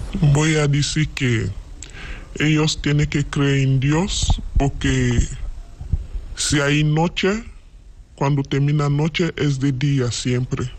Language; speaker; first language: Spanish; non-native, learner; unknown